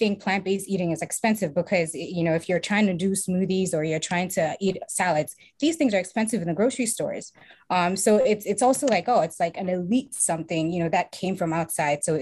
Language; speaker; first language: English; non-native, local second language; Akan